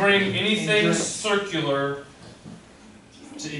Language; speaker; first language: English; native; English